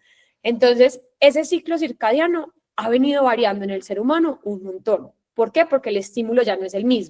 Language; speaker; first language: Spanish; native; Spanish